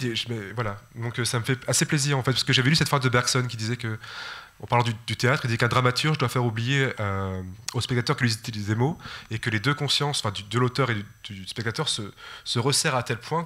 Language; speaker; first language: French; native; French